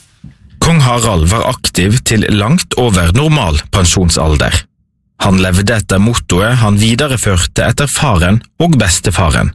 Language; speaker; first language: Norwegian; native; Norwegian